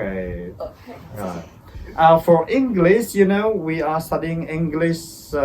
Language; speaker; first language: English; non-native, fluent; Indonesian